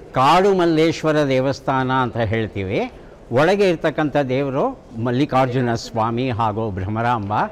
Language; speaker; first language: Kannada; native; Kannada